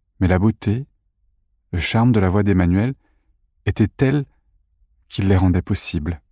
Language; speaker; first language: French; native; French